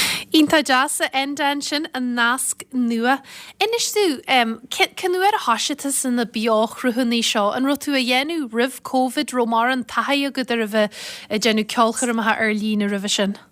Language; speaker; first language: Irish; native; Irish